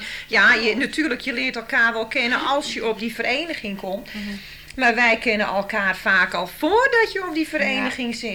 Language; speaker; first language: Dutch; native; Dutch